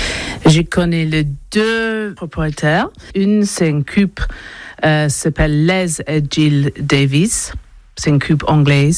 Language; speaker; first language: French; non-native, learner; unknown